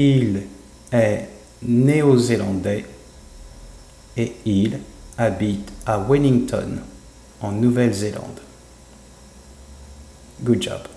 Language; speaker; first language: French; non-native, fluent; English